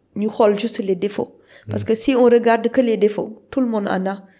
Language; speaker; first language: French; non-native, local second language; Wolof